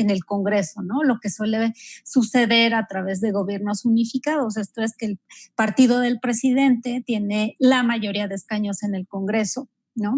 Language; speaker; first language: Spanish; native; Spanish